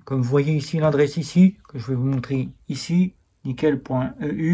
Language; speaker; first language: French; native; French